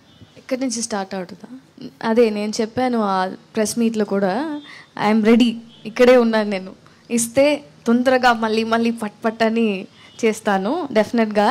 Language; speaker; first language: Telugu; non-native, fluent; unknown